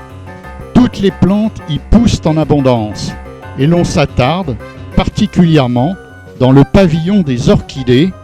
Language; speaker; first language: French; native; French